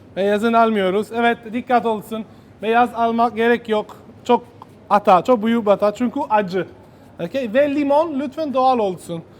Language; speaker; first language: Turkish; non-native, learner; Italian